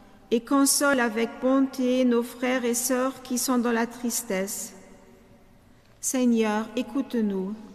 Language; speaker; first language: French; non-native, local second language; Luxembourgish